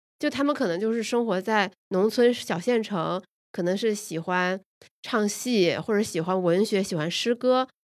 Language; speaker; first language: Chinese; native; Chinese